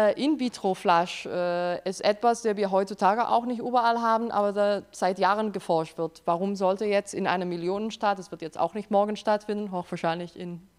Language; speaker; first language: German; non-native, fluent; Spanish